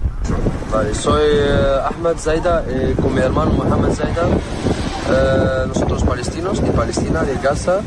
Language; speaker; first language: Spanish; non-native, learner; Arabic